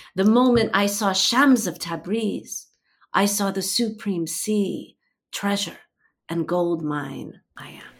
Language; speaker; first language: English; early bilingual, other home language; Persian